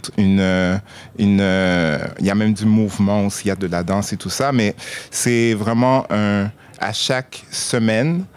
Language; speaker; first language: French; native; French